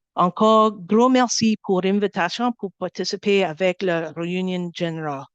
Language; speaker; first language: French; non-native, learner; English